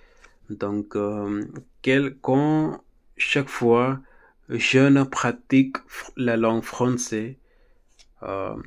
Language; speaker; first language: French; non-native, learner; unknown